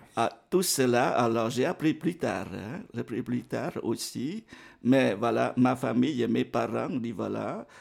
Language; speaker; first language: French; non-native, fluent; Vietnamese